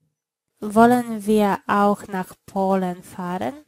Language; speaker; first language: German; non-native, fluent; Polish